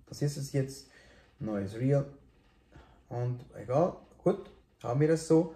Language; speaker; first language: German; native; German